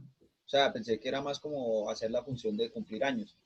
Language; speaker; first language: Spanish; native; Spanish